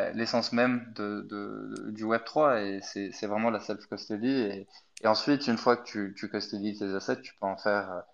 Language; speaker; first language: French; non-native, fluent; Arabic